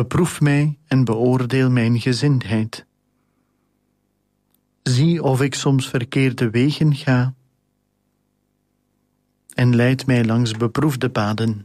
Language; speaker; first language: Dutch; native; Dutch